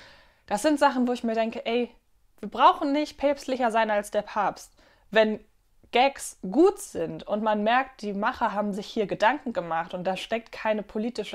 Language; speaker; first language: German; native; German